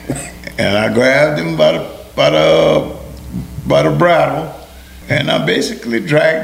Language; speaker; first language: English; early bilingual, other home language; Haitian Creole